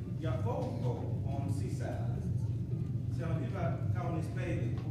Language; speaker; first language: Finnish; non-native, learner; English